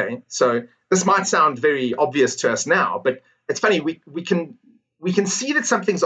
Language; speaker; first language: English; native; English